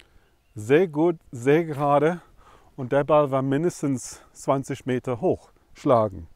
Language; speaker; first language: German; non-native, fluent; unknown